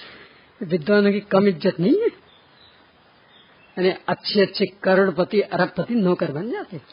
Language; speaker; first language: Hindi; native; Hindi